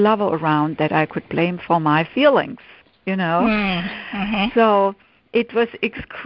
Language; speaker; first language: English; non-native, fluent; German